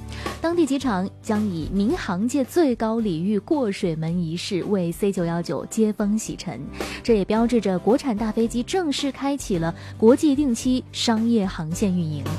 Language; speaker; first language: Chinese; native; Chinese